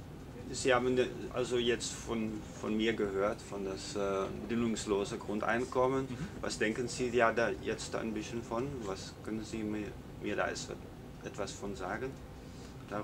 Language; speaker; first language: German; non-native, learner; Dutch